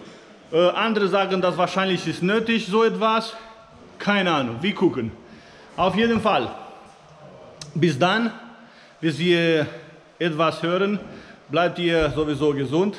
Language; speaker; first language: German; non-native, fluent; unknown